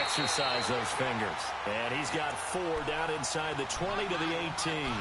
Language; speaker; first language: English; native; English